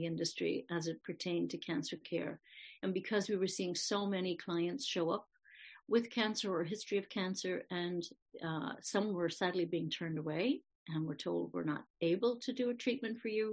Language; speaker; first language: English; native; English